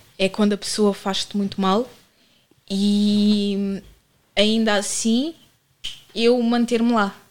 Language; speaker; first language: Portuguese; native; Portuguese